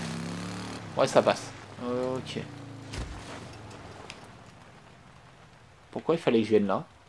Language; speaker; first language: French; native; French